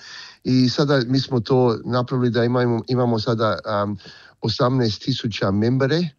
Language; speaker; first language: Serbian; early bilingual, heritage; Croatian